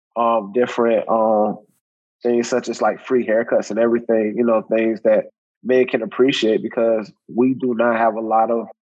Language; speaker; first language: English; native; English